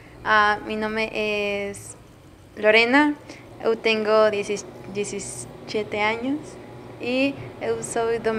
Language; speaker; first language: Portuguese; non-native, learner; Spanish